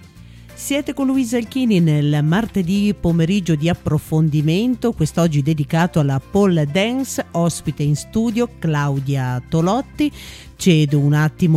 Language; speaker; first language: Italian; native; Italian